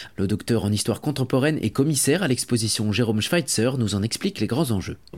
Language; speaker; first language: French; native; French